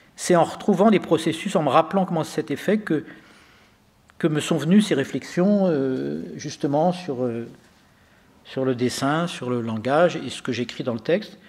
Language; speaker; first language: French; native; French